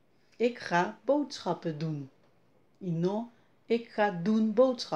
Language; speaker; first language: Dutch; non-native, learner; Papiamento